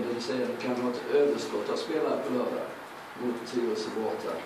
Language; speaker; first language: Swedish; native; Swedish